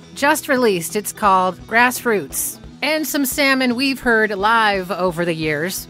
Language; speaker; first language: English; native; English